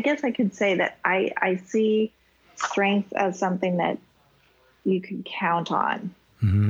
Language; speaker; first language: English; native; English